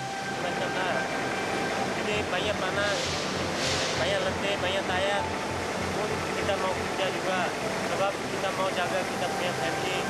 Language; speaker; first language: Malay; non-native, learner; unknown